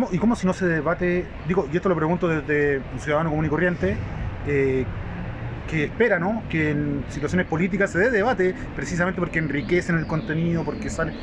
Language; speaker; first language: Spanish; native; Spanish